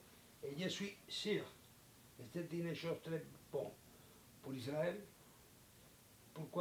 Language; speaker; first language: French; non-native, learner; Spanish